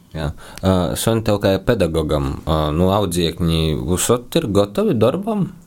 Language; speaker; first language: Latvian; native; Latvian